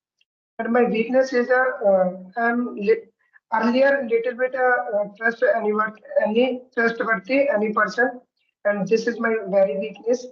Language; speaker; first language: English; non-native, learner; Hindi